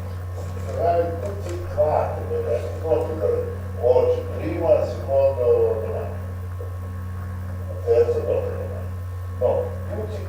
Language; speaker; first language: Italian; non-native, learner; Russian